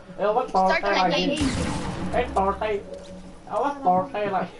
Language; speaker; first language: French; native; French